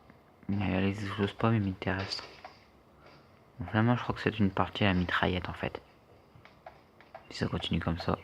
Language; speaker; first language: French; native; French